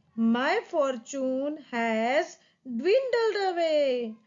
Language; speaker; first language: English; non-native, local second language; Gujarati